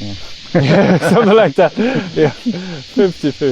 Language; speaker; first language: English; non-native, fluent; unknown